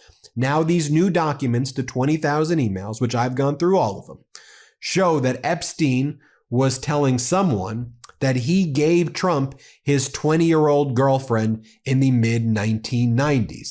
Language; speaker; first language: English; native; English